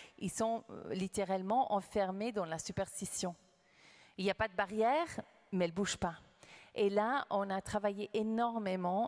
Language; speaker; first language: French; non-native, fluent; English